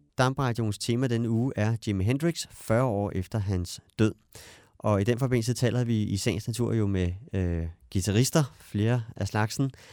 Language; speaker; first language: Danish; native; Danish